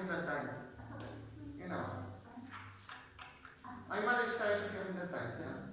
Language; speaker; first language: German; non-native, learner; Spanish